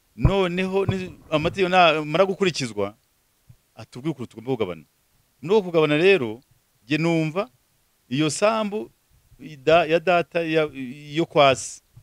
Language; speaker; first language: Kinyarwanda; native; Kinyarwanda